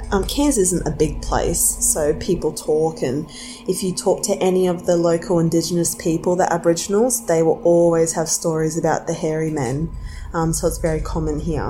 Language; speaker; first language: English; native; English